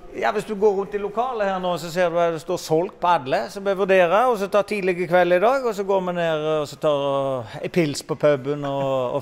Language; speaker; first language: Norwegian; native; Norwegian